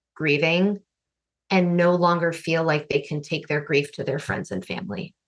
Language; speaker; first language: English; native; English